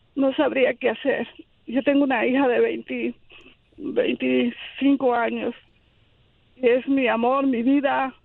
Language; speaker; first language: Spanish; native; Spanish